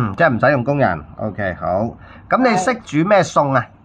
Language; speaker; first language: Cantonese; native; Cantonese